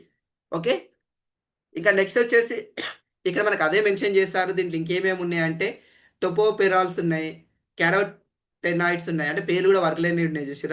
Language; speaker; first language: Telugu; native; Telugu